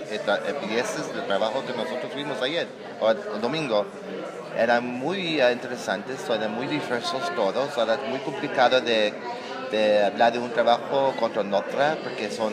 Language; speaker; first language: Spanish; non-native, learner; English